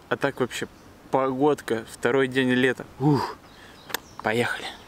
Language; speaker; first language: Russian; native; Russian